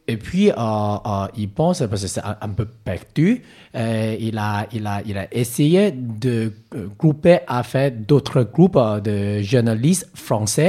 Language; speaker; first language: French; non-native, learner; Cantonese